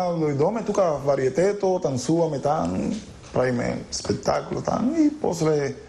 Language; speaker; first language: Bulgarian; non-native, learner; Spanish